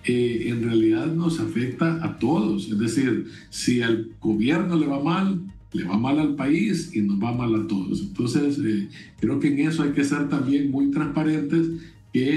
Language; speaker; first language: Spanish; native; Spanish